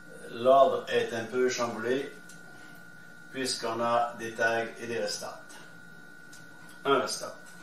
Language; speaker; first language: French; native; French